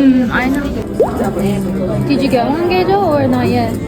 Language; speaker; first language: English; non-native, learner; Korean